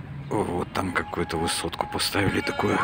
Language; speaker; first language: Russian; native; Russian